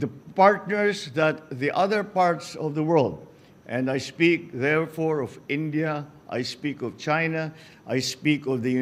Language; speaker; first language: English; non-native, local second language; Filipino